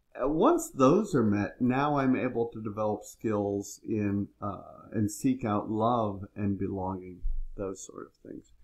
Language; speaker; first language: English; native; English